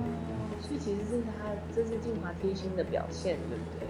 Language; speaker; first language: Chinese; native; Chinese